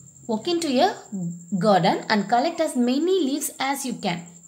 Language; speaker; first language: English; non-native, local second language; Tamil